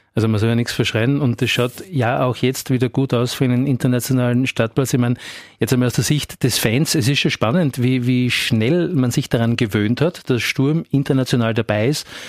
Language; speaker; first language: German; native; German